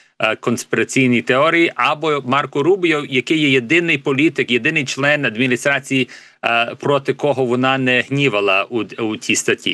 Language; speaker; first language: Ukrainian; early bilingual, heritage; English